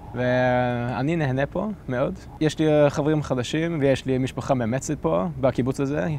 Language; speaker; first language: Hebrew; non-native, learner; Norwegian